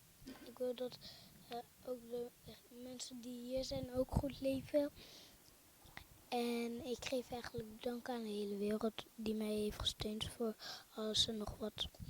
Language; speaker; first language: Dutch; early bilingual, other home language; Lingala